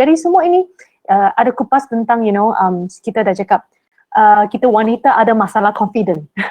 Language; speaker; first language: Malay; non-native, local second language; Min Nan Chinese